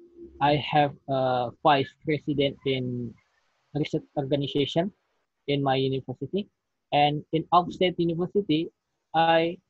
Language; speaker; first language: English; non-native, learner; Indonesian